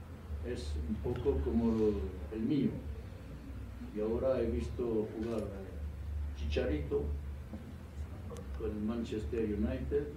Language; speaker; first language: Spanish; non-native, fluent; French